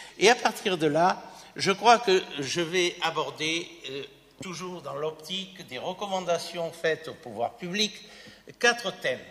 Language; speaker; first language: French; native; French